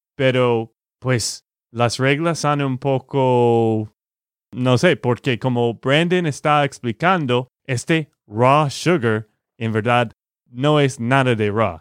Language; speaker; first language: Spanish; non-native, fluent; English